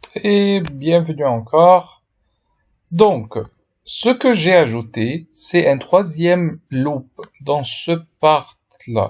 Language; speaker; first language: French; non-native, fluent; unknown